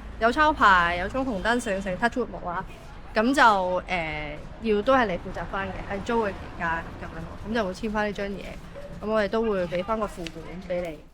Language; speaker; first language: Cantonese; native; Cantonese